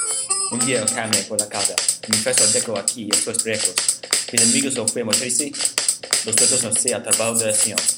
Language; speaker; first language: Spanish; non-native, learner; English